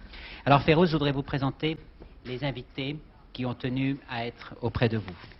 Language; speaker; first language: French; native; French